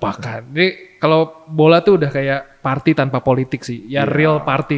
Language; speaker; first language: Indonesian; native; Indonesian